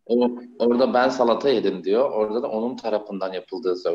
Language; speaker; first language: Turkish; native; Turkish